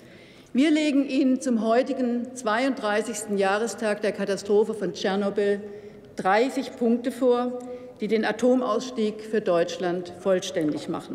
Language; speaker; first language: German; native; German